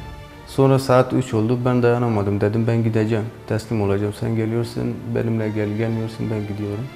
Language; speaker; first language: Turkish; non-native, learner; Kurdish